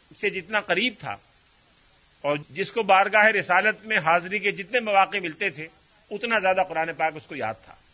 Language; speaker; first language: Urdu; native; Urdu